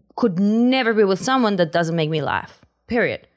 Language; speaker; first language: English; non-native, fluent; Spanish